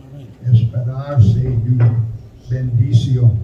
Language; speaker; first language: Spanish; non-native, learner; German